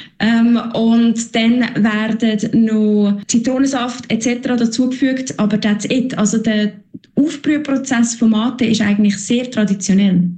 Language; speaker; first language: German; native; German